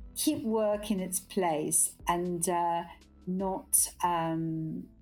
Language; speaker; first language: English; native; English